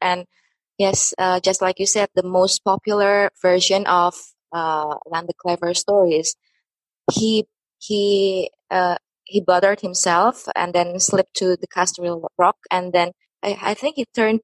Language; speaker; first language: English; non-native, fluent; Indonesian